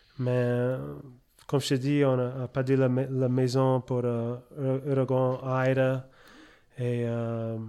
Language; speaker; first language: French; early bilingual, heritage; French